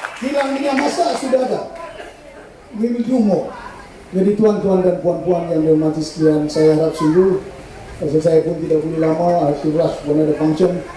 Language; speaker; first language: Malay; non-native, local second language; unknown